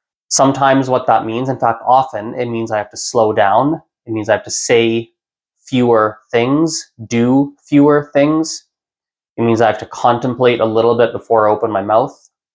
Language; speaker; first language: English; native; English